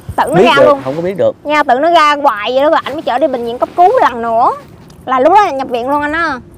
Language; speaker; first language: Vietnamese; native; Vietnamese